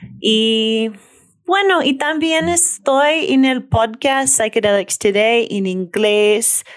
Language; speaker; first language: Spanish; non-native, learner; English